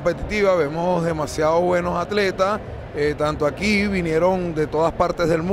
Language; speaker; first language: Spanish; native; Spanish